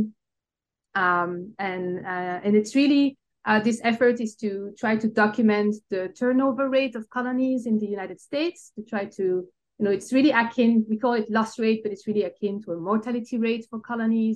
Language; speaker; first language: English; non-native, fluent; French